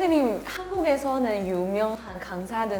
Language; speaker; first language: Korean; non-native, fluent; Chinese